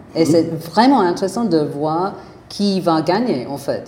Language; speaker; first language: French; non-native, fluent; English